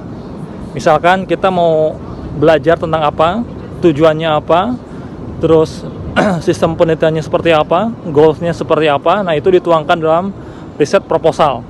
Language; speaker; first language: Indonesian; non-native, local second language; Sundanese